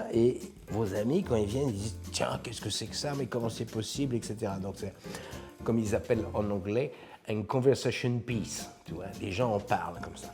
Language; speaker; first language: French; native; French